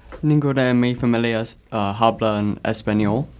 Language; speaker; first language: Spanish; non-native, learner; English